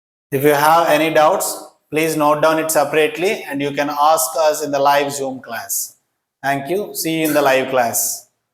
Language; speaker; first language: English; non-native, local second language; Telugu